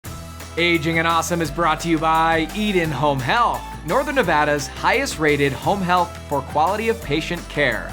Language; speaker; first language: English; native; English